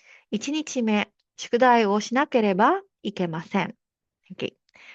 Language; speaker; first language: Japanese; non-native, fluent; Filipino